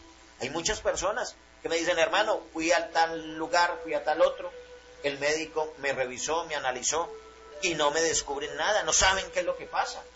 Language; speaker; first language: Spanish; native; Spanish